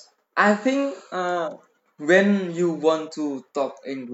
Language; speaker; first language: English; non-native, learner; Indonesian